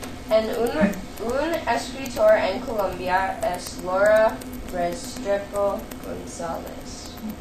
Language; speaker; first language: Spanish; non-native, learner; English